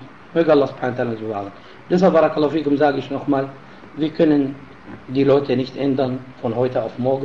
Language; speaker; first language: German; non-native, fluent; Arabic